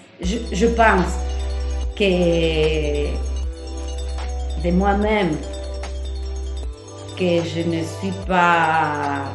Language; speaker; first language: French; non-native, learner; Spanish